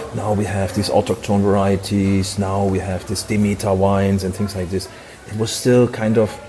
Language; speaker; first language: English; non-native, fluent; German